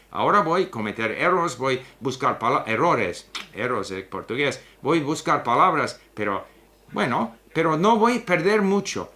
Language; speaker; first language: Spanish; non-native, fluent; English